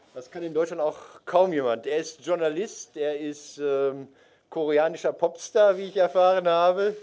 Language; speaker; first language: German; native; German